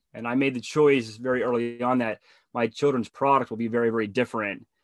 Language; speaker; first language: English; native; English